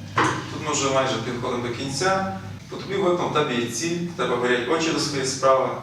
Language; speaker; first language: Ukrainian; native; Ukrainian